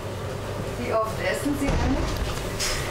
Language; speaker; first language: German; non-native, fluent; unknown